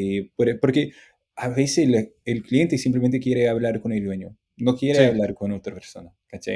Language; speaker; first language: Spanish; non-native, fluent; English